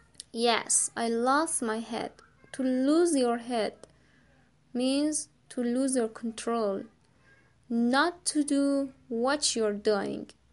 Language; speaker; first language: English; non-native, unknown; Persian